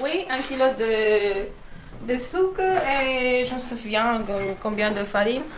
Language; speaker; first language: French; non-native, fluent; Romanian